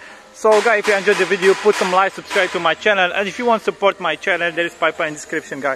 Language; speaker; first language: English; non-native, learner; French